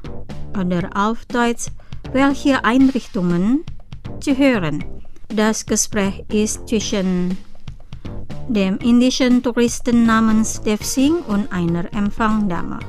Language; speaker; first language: German; non-native, fluent; Indonesian